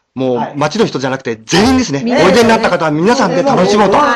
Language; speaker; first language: Japanese; native; Japanese